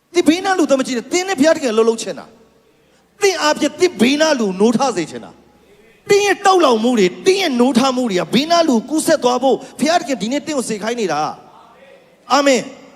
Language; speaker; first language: Burmese; non-native, local second language; Kachin